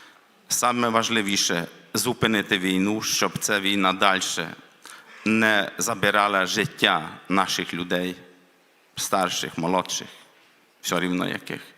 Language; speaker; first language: Ukrainian; non-native, local second language; Hungarian